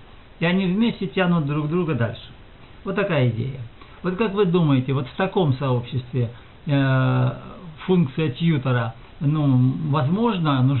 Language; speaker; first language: Russian; native; Russian